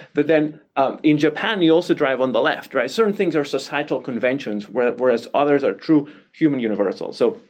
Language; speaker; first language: English; non-native, fluent; Catalan